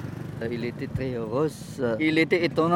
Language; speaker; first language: French; non-native, learner; Indonesian